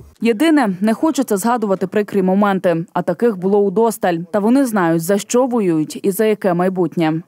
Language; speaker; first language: Ukrainian; native; Ukrainian